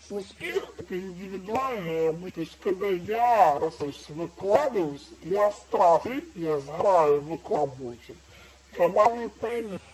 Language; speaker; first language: Russian; non-native, learner; English